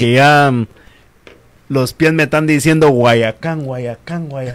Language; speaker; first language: Spanish; native; Spanish